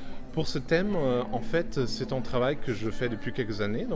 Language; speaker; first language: French; non-native, fluent; German